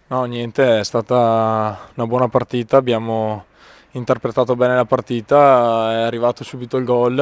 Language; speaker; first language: Italian; native; Italian